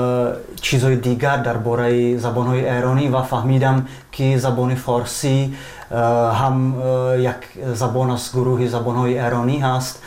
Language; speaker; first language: Persian; non-native, fluent; Czech